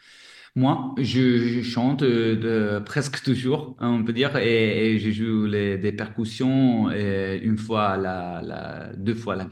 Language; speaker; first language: French; non-native, fluent; Italian